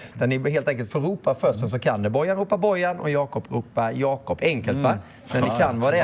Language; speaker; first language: Swedish; native; Swedish